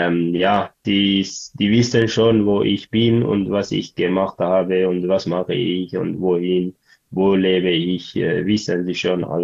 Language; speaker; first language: German; non-native, learner; Tigrinya